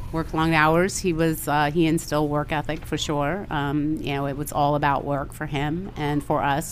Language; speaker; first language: English; native; English